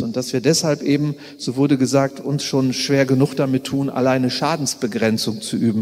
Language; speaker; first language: German; native; German